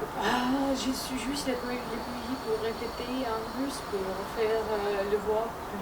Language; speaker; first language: French; non-native, fluent; Russian